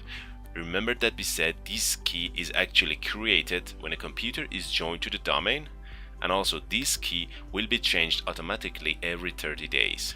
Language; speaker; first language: English; non-native, fluent; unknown